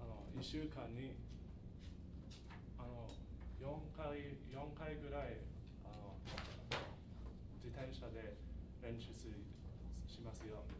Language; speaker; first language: Japanese; non-native, learner; English